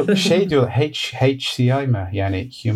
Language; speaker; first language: Turkish; early bilingual, heritage; Turkish